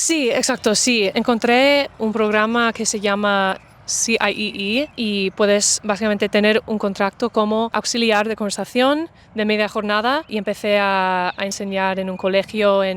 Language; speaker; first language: Spanish; non-native, fluent; English